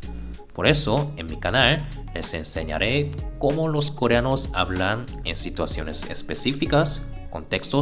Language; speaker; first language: Spanish; non-native, fluent; Korean